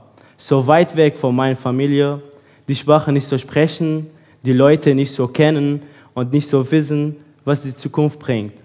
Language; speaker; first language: German; non-native, learner; Arabic